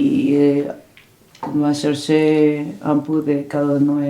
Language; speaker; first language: French; non-native, fluent; Spanish